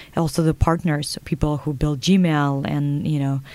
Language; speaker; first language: English; non-native, fluent; Russian